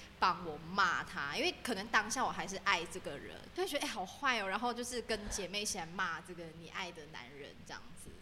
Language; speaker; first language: Chinese; native; Chinese